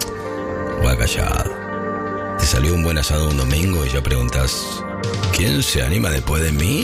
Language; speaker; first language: Spanish; native; Spanish